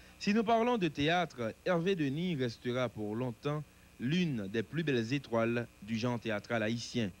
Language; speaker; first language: French; non-native, local second language; Haitian Creole